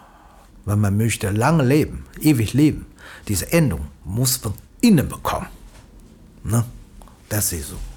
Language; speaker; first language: German; non-native, learner; Chinese